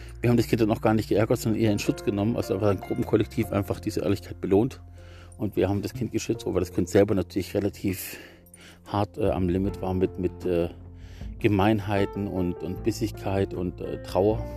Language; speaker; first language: German; native; German